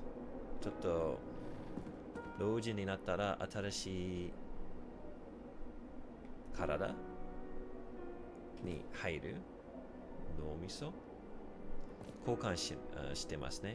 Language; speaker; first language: Japanese; non-native, learner; English